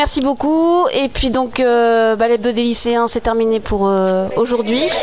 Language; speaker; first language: French; native; French